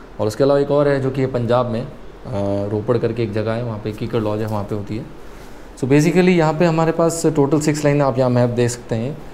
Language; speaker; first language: Hindi; native; Hindi